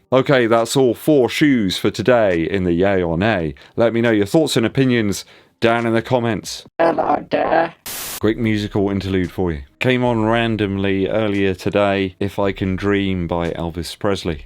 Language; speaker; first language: English; native; English